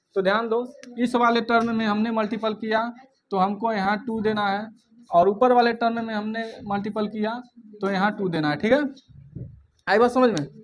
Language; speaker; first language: Hindi; native; Hindi